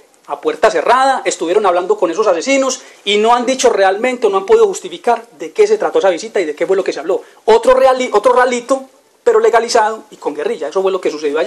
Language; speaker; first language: Spanish; native; Spanish